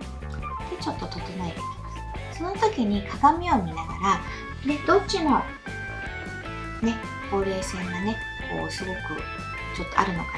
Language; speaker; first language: Japanese; native; Japanese